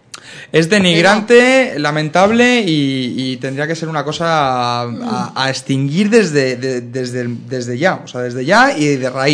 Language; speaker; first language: Spanish; native; Spanish